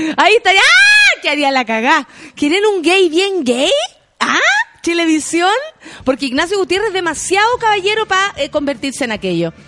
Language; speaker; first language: Spanish; native; Spanish